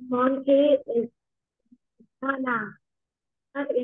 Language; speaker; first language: English; non-native, learner; Vietnamese